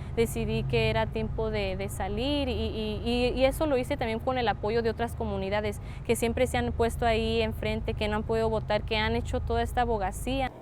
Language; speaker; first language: Spanish; early bilingual, heritage; Spanish